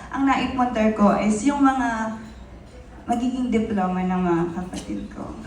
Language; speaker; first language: Filipino; non-native, local second language; Pampanga